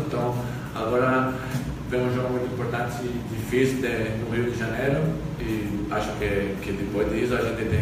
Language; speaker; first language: Portuguese; non-native, fluent; Spanish